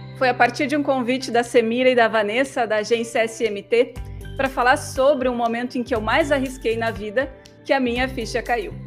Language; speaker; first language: Portuguese; native; Portuguese